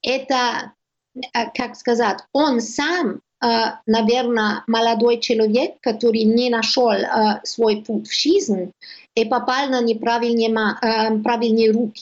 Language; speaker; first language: Russian; non-native, learner; German